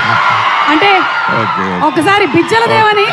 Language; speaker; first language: Telugu; native; Telugu